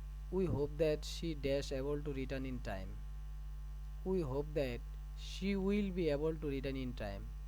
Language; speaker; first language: English; non-native, local second language; Bangla